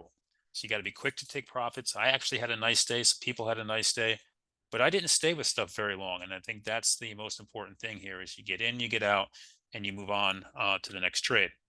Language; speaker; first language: English; native; English